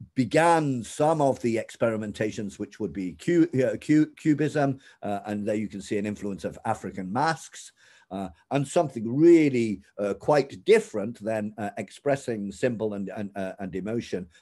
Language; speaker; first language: English; native; English